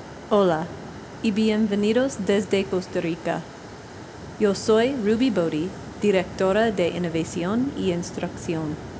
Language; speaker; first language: Spanish; non-native, learner; English